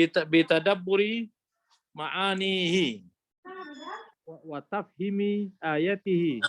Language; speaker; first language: Arabic; non-native, learner; Indonesian